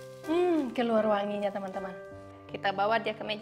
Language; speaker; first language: Indonesian; native; Indonesian